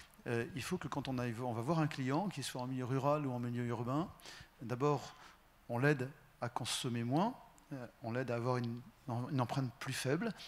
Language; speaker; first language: French; native; French